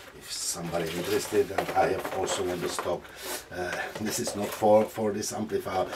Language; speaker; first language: English; non-native, learner; Czech